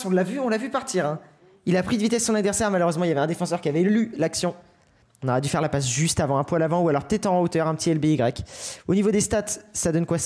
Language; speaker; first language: French; native; French